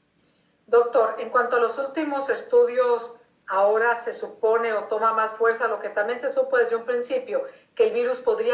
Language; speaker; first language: Spanish; native; Spanish